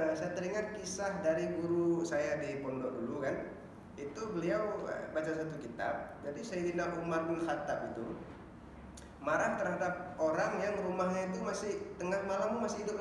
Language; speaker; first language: Indonesian; native; Indonesian